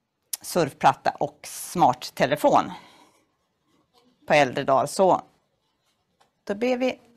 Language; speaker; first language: Swedish; native; Swedish